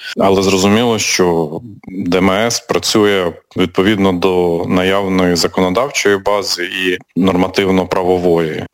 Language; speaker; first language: Ukrainian; native; Ukrainian